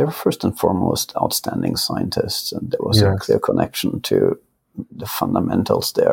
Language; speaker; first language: English; non-native, fluent; Finnish